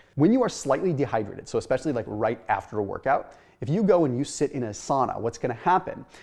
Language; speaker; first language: English; native; English